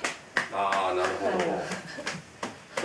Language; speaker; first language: Japanese; native; Japanese